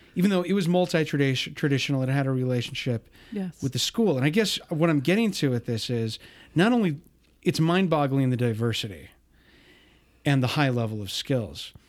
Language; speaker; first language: English; native; English